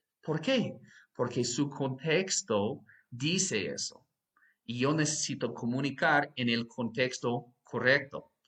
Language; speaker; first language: Spanish; non-native, fluent; English